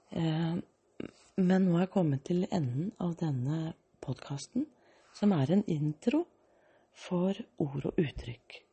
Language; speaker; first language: Norwegian; early bilingual, other home language; Danish